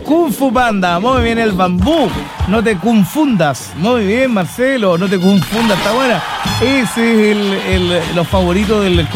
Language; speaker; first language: Spanish; native; Spanish